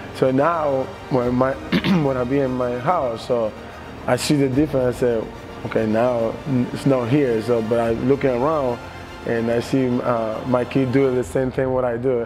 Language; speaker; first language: English; non-native, learner; Spanish